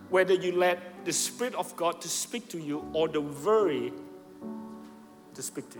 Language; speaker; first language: English; non-native, fluent; Indonesian